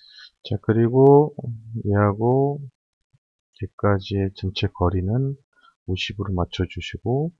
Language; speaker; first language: Korean; native; Korean